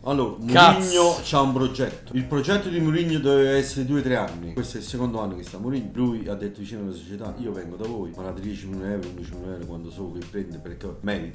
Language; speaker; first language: Italian; native; Italian